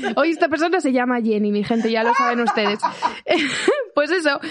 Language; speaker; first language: Spanish; native; Spanish